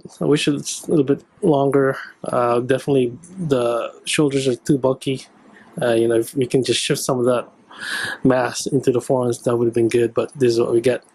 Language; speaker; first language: English; native; English